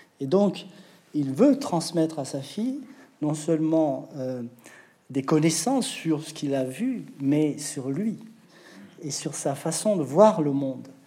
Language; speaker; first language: French; native; French